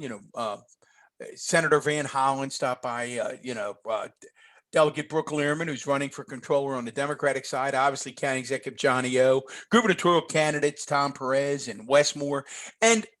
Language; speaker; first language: English; native; English